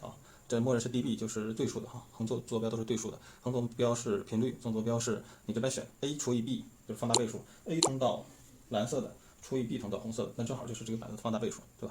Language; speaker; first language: Chinese; native; Chinese